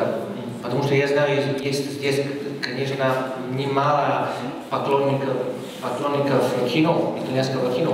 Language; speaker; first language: Russian; non-native, fluent; Italian